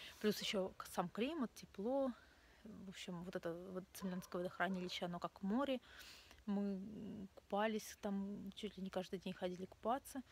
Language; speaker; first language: Russian; native; Russian